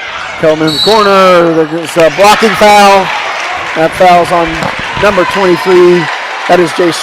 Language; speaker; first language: English; native; English